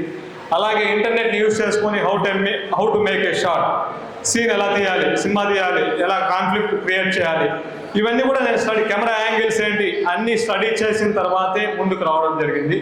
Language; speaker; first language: Telugu; native; Telugu